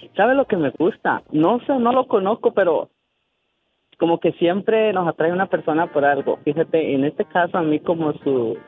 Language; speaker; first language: Spanish; native; Spanish